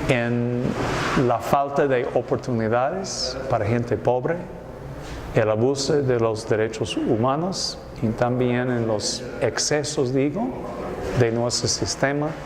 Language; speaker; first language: Spanish; non-native, fluent; English